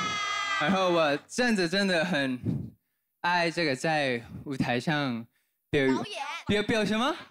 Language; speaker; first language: Chinese; non-native, learner; Thai